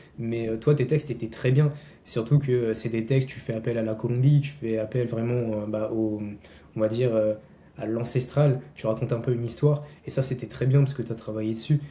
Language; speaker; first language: French; native; French